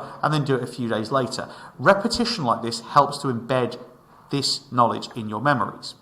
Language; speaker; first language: English; native; English